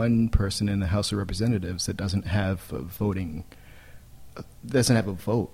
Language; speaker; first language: English; native; English